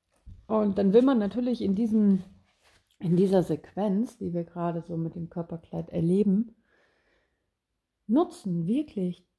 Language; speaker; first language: German; native; German